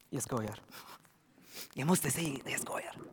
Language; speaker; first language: Swedish; non-native, learner; Arabic